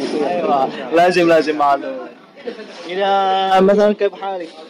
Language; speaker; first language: Arabic; non-native, learner; Indonesian